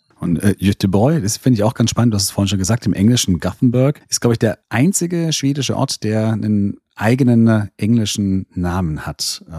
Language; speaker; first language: German; native; German